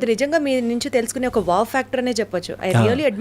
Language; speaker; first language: Telugu; native; Telugu